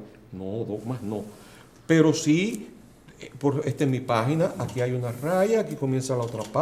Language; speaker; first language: Spanish; native; Spanish